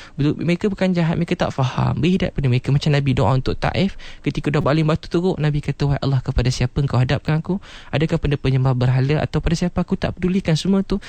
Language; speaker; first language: Malay; non-native, local second language; Chinese